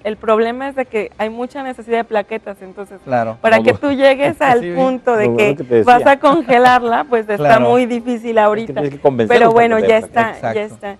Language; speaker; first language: Spanish; native; Spanish